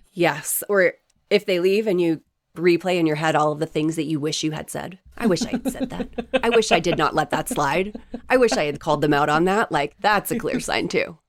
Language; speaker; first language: English; native; English